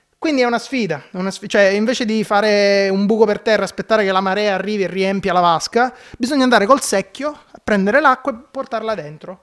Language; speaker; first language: Italian; native; Italian